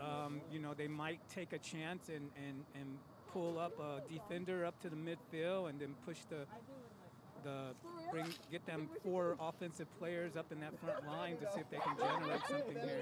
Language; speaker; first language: English; native; English